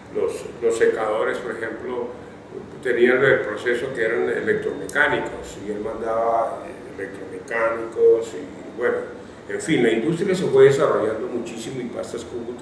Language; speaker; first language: Spanish; native; Spanish